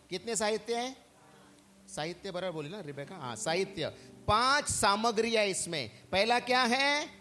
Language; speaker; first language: Hindi; non-native, local second language; Marathi